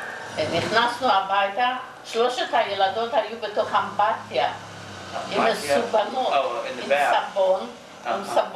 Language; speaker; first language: Hebrew; non-native, fluent; Yiddish